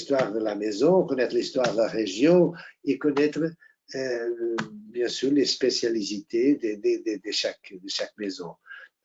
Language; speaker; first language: French; non-native, fluent; Portuguese